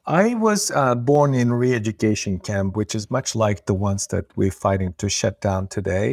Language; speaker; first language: English; non-native, fluent; Uyghur